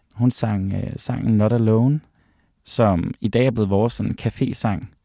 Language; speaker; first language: Danish; native; Danish